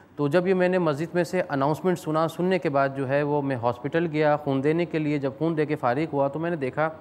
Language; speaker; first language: Urdu; native; Urdu